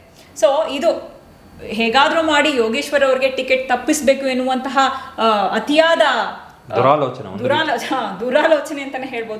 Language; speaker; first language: Kannada; native; Kannada